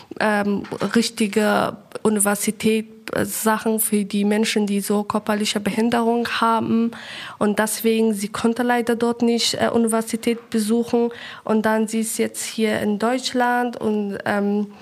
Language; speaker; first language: German; non-native, fluent; Persian